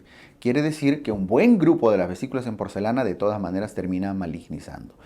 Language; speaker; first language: Spanish; native; Spanish